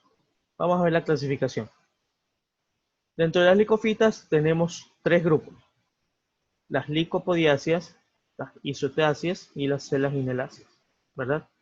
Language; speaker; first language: Spanish; native; Spanish